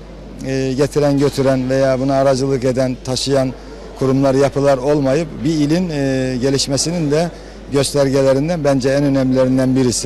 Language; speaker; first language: Turkish; native; Turkish